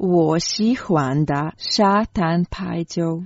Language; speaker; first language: Chinese; non-native, learner; Croatian